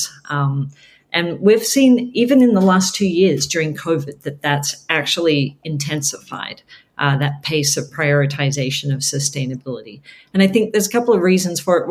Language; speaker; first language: English; native; English